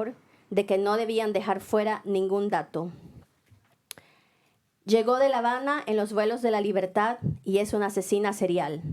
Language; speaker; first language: Spanish; native; Spanish